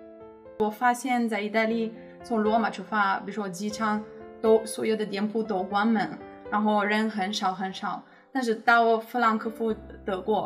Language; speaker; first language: Chinese; non-native, fluent; Italian